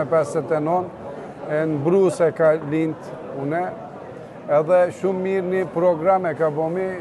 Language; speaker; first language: Albanian; early bilingual, heritage; Turkish